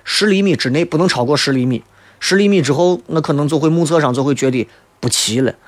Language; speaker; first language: Chinese; native; Chinese